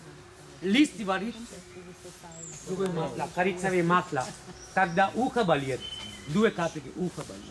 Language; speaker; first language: Russian; non-native, learner; Sinhala